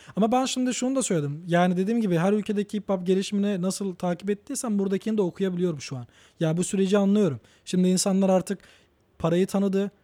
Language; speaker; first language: Turkish; native; Turkish